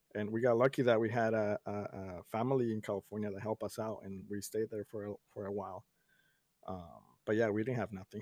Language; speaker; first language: English; early bilingual, other home language; Spanish